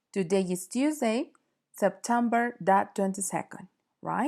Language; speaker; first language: English; non-native, fluent; Spanish